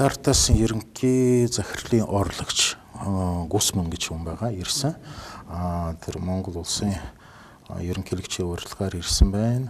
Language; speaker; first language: Mongolian; non-native, fluent; Russian